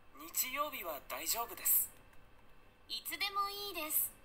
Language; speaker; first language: Japanese; non-native, fluent; Malay